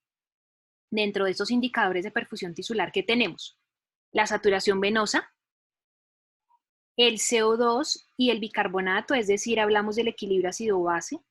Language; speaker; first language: Spanish; native; Spanish